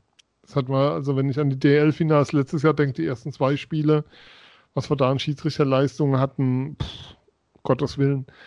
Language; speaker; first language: German; native; German